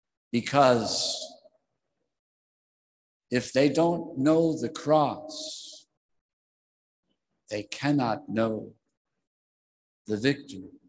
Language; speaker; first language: English; native; English